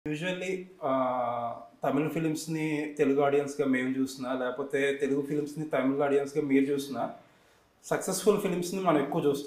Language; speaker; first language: Telugu; native; Telugu